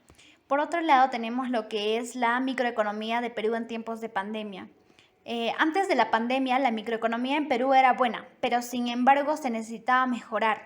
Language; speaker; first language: Spanish; native; Spanish